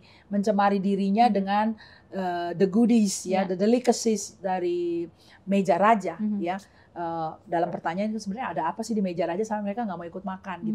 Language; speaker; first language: Indonesian; native; Indonesian